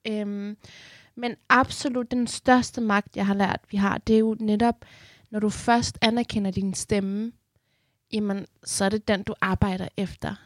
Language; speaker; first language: Danish; early bilingual, other home language; Persian